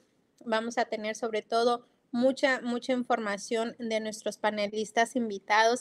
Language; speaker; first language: Spanish; native; Spanish